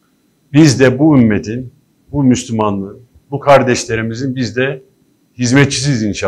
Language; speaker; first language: Turkish; native; Turkish